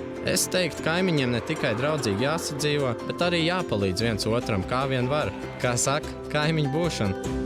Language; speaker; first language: Latvian; native; Latvian